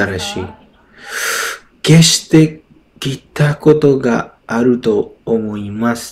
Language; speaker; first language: Japanese; non-native, learner; English